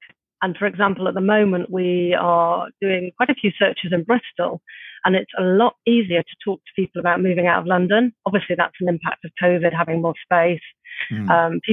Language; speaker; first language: English; native; English